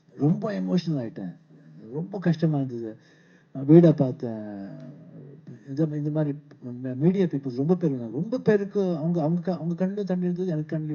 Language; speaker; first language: Tamil; non-native, local second language; Kannada